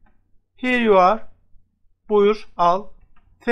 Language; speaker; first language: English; non-native, fluent; Turkish